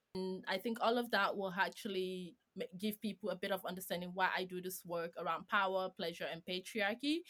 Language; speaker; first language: English; non-native, fluent; Greek